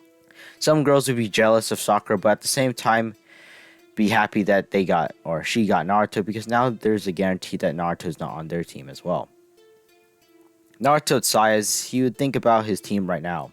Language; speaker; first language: English; native; English